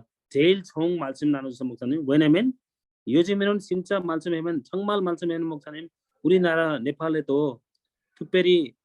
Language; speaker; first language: Korean; non-native, learner; Nepali